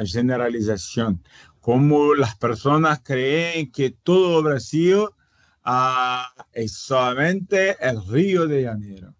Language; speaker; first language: Spanish; non-native, fluent; Portuguese